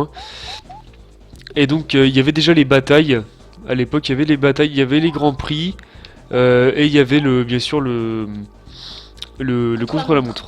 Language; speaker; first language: French; native; French